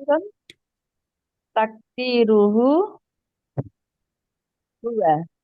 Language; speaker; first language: Arabic; non-native, learner; Indonesian